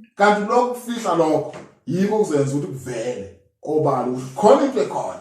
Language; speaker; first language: Zulu; native; Zulu